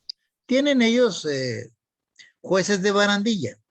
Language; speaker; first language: Spanish; native; Spanish